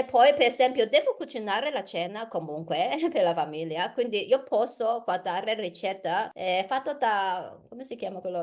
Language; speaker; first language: Italian; non-native, learner; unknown